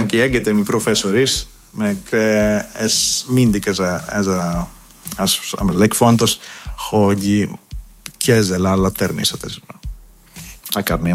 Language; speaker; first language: Hungarian; non-native, learner; Greek